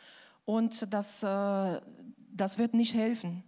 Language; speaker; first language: German; non-native, fluent; Portuguese